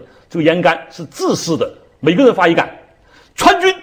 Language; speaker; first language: Chinese; native; Chinese